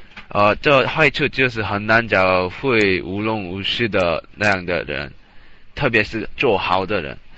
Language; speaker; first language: Chinese; non-native, learner; English